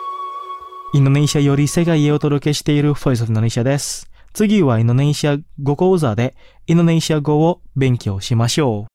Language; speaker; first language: Japanese; non-native, fluent; Indonesian